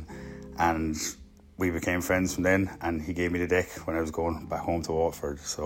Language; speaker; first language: English; native; English